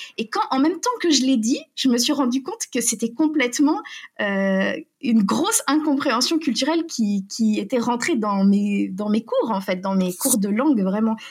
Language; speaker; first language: French; native; French